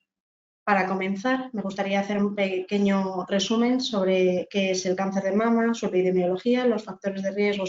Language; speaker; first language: Spanish; native; Spanish